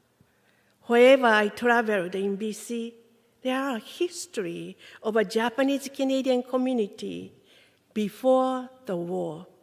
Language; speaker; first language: English; non-native, fluent; Japanese